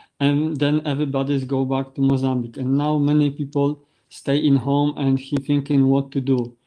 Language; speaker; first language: English; non-native, learner; Polish